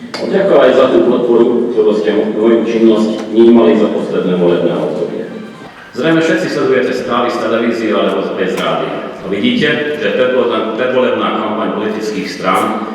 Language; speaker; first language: Slovak; early bilingual, heritage; Hungarian